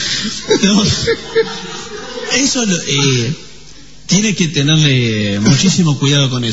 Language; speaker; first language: Spanish; native; Spanish